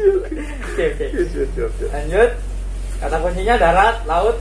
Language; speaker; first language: Indonesian; native; Indonesian